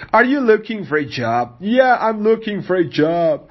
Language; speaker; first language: English; non-native, fluent; Persian